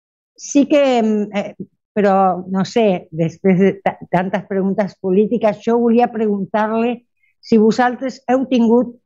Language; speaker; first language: Catalan; early bilingual, heritage; Catalan